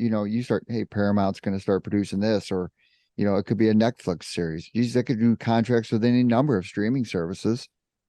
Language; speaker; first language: English; native; English